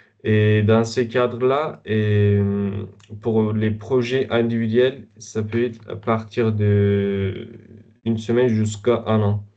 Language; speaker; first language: French; non-native, fluent; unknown